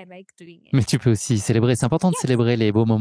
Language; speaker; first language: French; native; French